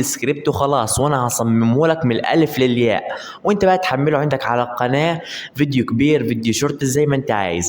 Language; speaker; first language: Arabic; native; Arabic